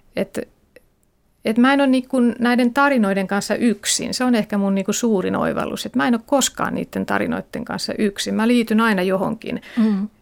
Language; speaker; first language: Finnish; native; Finnish